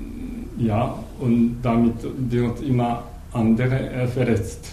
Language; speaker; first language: German; non-native, learner; Japanese